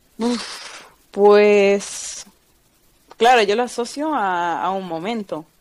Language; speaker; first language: Spanish; early bilingual, other home language; Portuguese